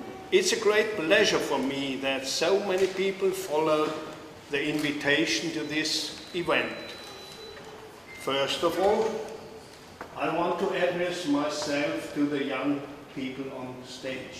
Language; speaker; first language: English; non-native, fluent; German